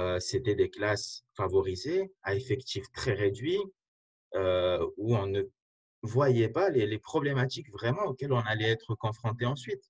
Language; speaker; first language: French; non-native, local second language; Arabic